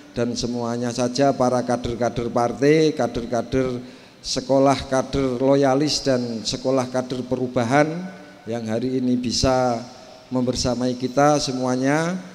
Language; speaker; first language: Indonesian; native; Indonesian